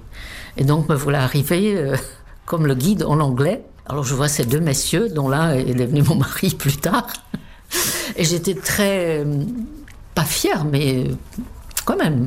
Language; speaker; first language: French; non-native, fluent; Czech